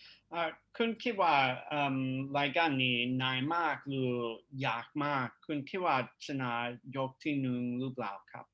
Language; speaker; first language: Thai; non-native, learner; English